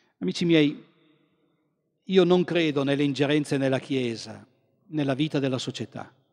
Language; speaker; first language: Italian; native; Italian